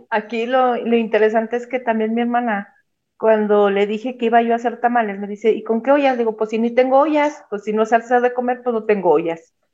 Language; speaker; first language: Spanish; native; Spanish